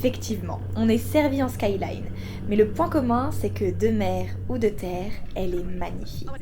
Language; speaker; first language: French; native; French